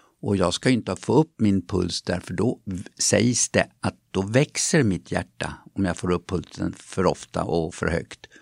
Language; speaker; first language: Swedish; non-native, fluent; German